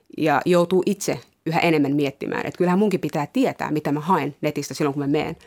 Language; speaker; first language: Finnish; early bilingual, other home language; Somali